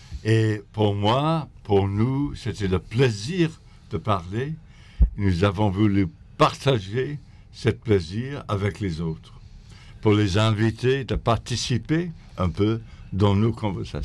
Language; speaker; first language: French; non-native, fluent; English